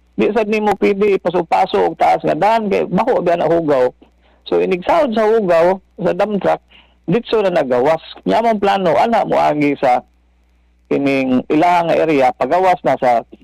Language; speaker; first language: Cebuano; native; Cebuano